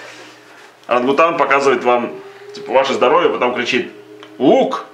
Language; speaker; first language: Russian; native; Russian